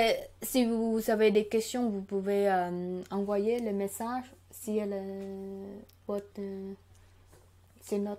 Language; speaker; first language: French; non-native, learner; Khmer